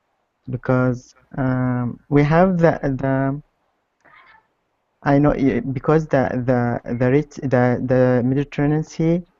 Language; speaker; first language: English; non-native, learner; Arabic